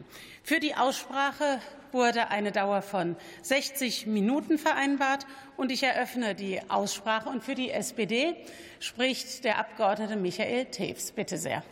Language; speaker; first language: German; native; German